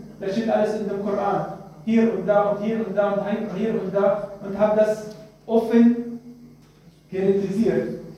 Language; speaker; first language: German; non-native, fluent; Arabic